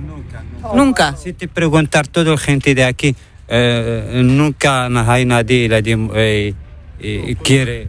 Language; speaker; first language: Spanish; non-native, learner; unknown